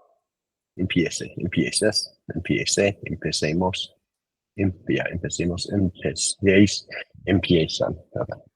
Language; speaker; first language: Spanish; non-native, learner; English